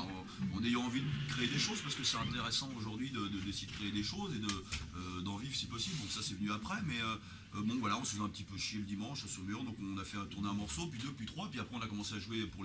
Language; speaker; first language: French; native; French